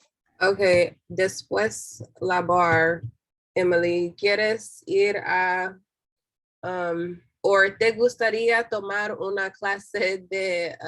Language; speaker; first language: Spanish; non-native, learner; English